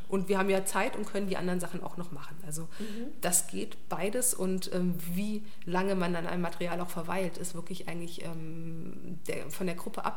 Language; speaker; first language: German; native; German